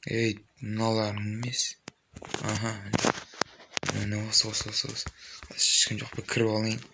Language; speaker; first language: Kazakh; native; Kazakh